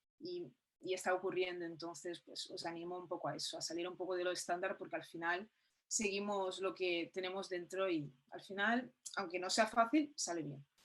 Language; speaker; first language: Spanish; non-native, fluent; Portuguese